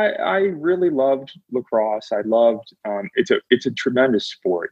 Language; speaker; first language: English; native; English